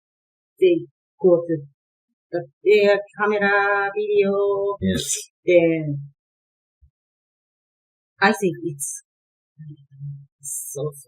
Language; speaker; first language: English; non-native, learner; Japanese